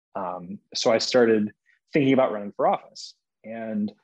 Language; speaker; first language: English; native; English